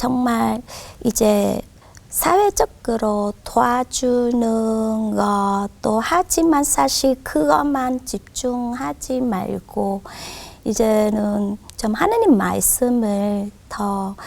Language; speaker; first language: Korean; non-native, fluent; Vietnamese